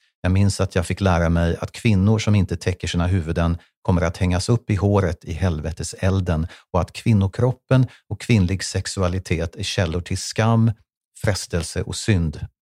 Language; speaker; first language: Swedish; native; Swedish